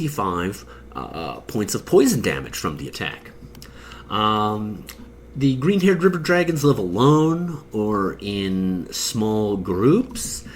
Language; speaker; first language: English; native; English